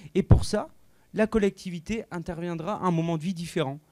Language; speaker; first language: French; native; French